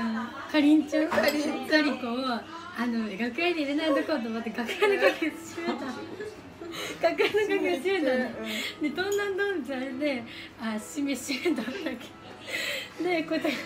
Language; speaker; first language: Japanese; native; Japanese